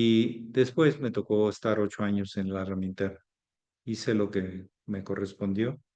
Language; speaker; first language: Spanish; native; Spanish